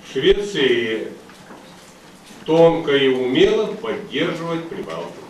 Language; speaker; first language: Russian; native; Russian